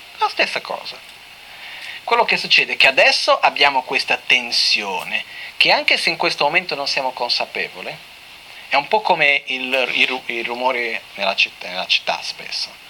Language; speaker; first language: Italian; non-native, fluent; Portuguese